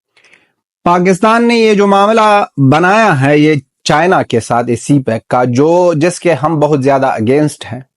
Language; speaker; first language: Hindi; non-native, fluent; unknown